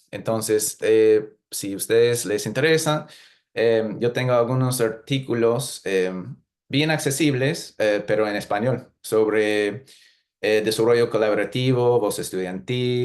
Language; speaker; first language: Spanish; non-native, fluent; English